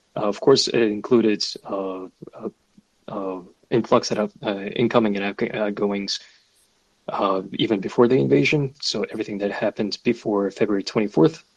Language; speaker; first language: English; non-native, fluent; Russian